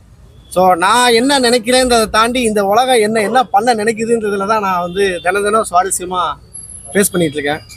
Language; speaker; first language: Tamil; native; Tamil